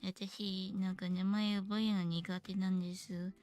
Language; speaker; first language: Japanese; non-native, learner; English